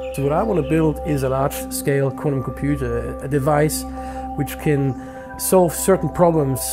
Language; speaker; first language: English; non-native, fluent; German